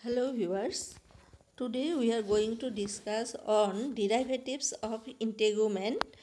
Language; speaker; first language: English; non-native, local second language; Assamese